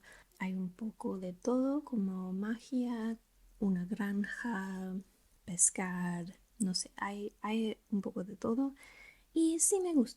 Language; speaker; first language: Spanish; non-native, learner; English